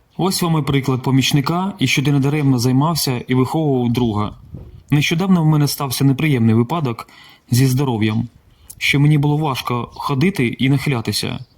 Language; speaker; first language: Ukrainian; non-native, local second language; Russian